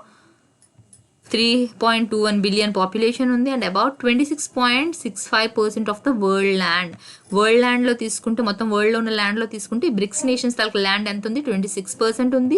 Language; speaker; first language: Telugu; native; Telugu